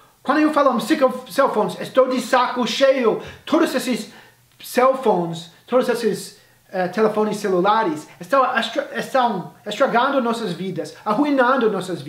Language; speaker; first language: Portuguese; non-native, fluent; English